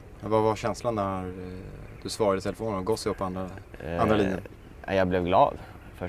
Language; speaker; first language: Swedish; native; Swedish